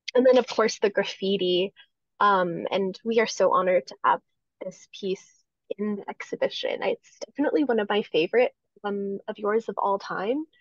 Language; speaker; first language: English; native; English